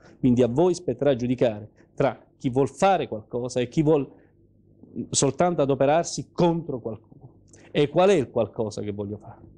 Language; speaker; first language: Italian; native; Italian